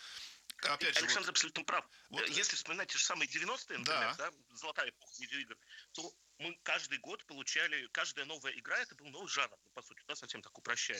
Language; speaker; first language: Russian; native; Russian